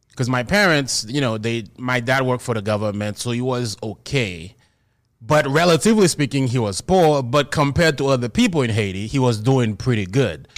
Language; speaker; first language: English; non-native, fluent; Haitian Creole